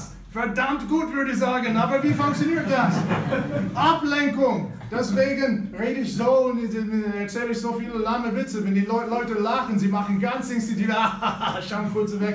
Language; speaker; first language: German; non-native, fluent; English